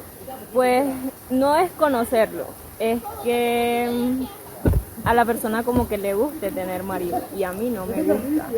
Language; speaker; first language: Spanish; native; Spanish